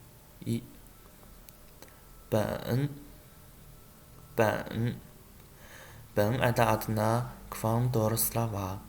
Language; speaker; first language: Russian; non-native, learner; Chinese